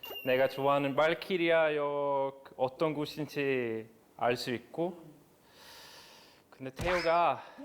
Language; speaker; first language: Korean; non-native, fluent; Norwegian